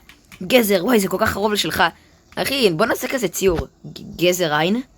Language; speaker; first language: Hebrew; native; Hebrew